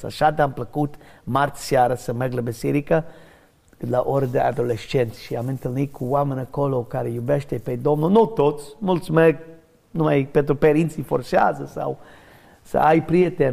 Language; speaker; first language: Romanian; non-native, learner; English